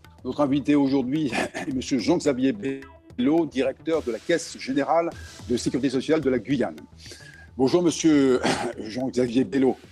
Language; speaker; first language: French; native; French